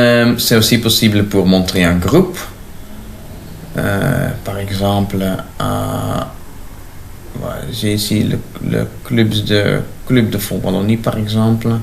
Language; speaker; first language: French; non-native, local second language; Dutch